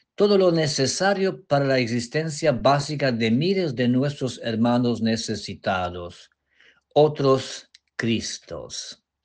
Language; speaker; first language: Spanish; non-native, fluent; Polish